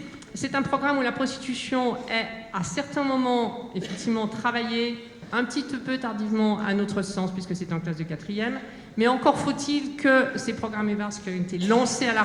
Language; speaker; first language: French; native; French